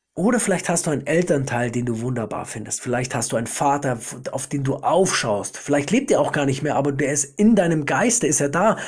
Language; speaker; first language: German; native; German